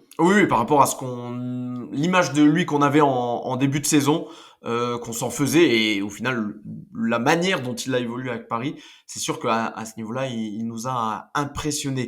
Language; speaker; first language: French; native; French